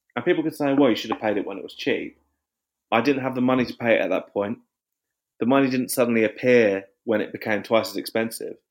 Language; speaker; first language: English; native; English